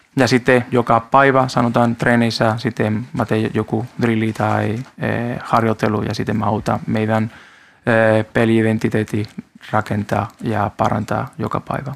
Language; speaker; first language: Finnish; non-native, learner; Spanish